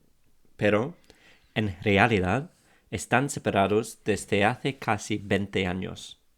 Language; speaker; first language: Spanish; non-native, fluent; English